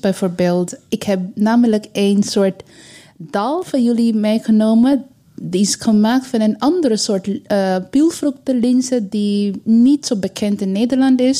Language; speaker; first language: Dutch; non-native, learner; Bangla